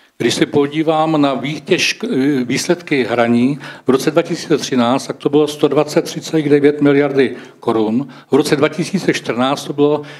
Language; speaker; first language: Czech; native; Czech